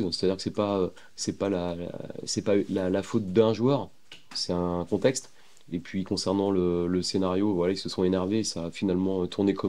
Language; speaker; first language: French; native; French